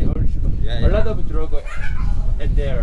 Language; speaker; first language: English; non-native, learner; Korean